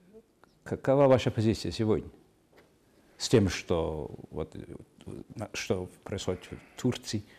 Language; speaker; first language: Russian; non-native, fluent; Mongolian